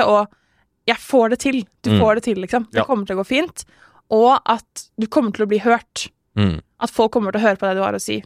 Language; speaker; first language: Norwegian; early bilingual, other home language; Persian